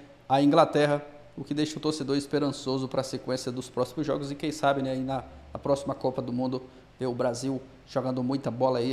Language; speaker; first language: Portuguese; native; Portuguese